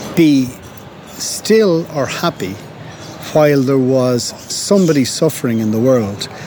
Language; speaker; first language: English; native; English